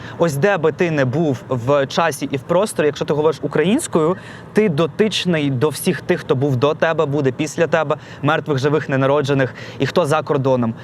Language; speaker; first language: Ukrainian; non-native, local second language; Russian